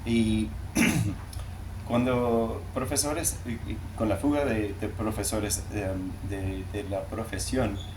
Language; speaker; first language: Spanish; non-native, learner; English